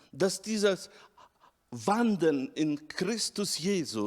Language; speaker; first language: German; non-native, fluent; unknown